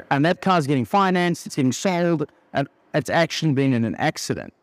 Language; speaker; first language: English; native; English